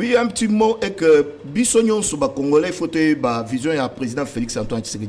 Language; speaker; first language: French; non-native, local second language; Lingala